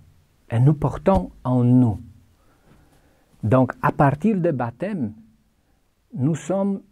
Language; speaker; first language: French; non-native, fluent; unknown